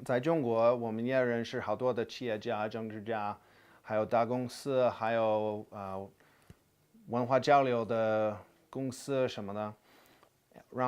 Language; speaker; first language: Chinese; non-native, fluent; English